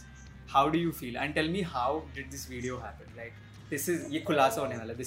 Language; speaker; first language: English; non-native, local second language; Hindi